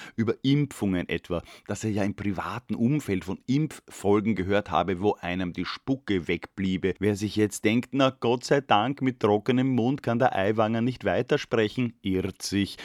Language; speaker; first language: German; native; German